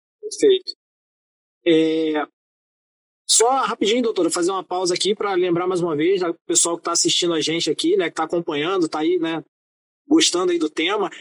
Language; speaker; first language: Portuguese; native; Portuguese